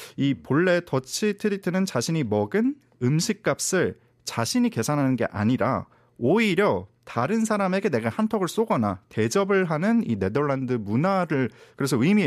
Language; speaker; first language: Korean; native; Korean